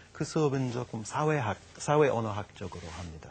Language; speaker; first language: Korean; non-native, fluent; English